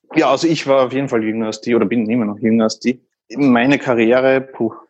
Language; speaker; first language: German; native; German